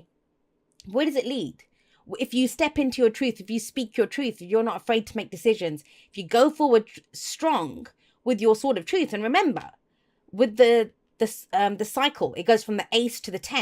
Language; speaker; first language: English; native; English